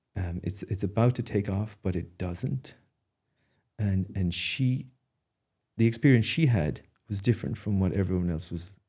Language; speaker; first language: English; native; English